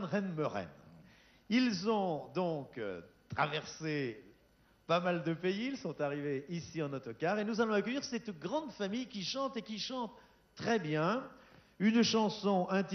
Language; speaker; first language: French; native; French